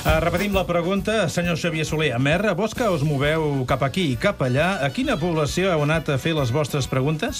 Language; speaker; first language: Catalan; native; Catalan